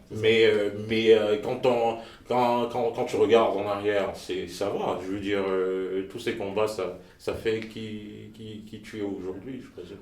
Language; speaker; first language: French; native; French